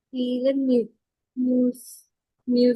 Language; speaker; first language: German; non-native, learner; Hindi